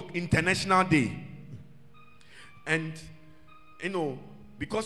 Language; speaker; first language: English; non-native, local second language; Akan